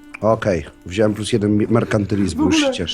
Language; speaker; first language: Polish; native; Polish